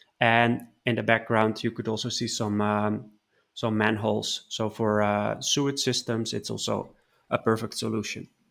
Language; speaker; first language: English; non-native, fluent; Dutch